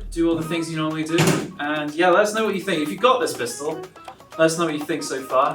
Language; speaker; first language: English; native; English